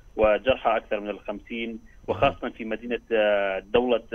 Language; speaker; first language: Arabic; non-native, learner; Kurdish